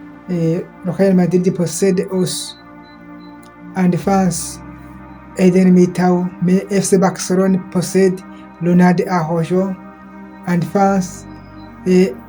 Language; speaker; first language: French; non-native, local second language; Kinyarwanda